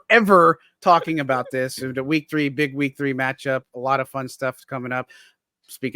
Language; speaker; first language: English; native; English